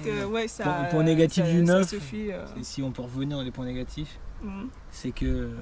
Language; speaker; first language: French; native; French